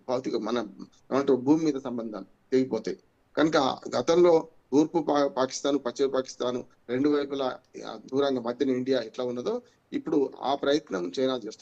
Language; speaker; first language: Telugu; native; Telugu